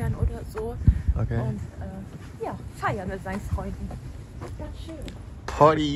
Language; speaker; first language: German; native; German